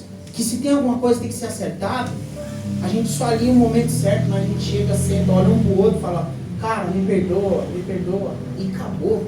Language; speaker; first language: Portuguese; native; Portuguese